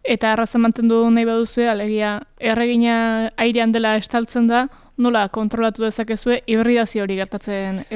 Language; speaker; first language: Basque; native; Basque